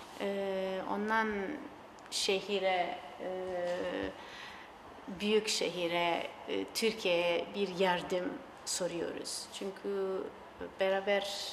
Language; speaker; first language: Turkish; non-native, learner; Italian